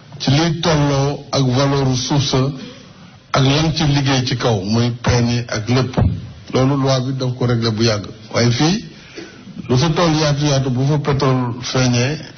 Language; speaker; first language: Wolof; native; Wolof